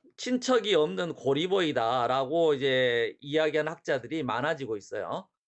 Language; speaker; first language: Korean; native; Korean